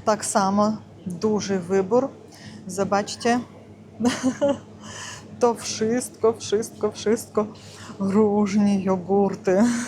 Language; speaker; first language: Polish; non-native, learner; Russian